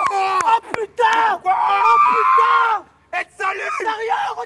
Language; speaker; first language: French; native; French